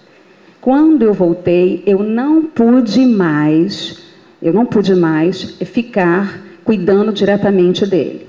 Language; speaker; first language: Portuguese; native; Portuguese